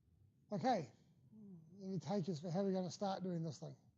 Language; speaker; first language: English; native; English